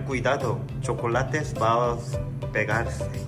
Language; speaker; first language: Spanish; non-native, learner; Korean